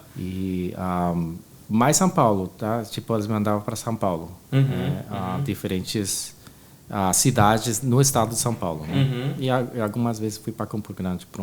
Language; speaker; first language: Portuguese; non-native, fluent; English